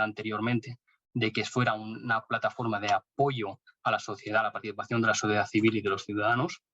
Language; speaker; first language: Spanish; native; Spanish